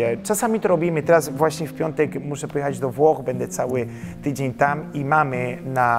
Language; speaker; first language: Polish; early bilingual, heritage; Polish